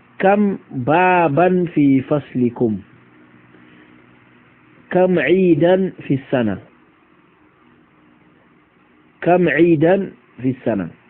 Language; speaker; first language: Arabic; non-native, fluent; Fula